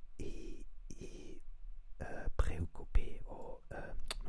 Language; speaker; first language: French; non-native, learner; Spanish